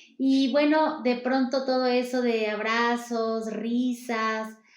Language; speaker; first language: Spanish; native; Spanish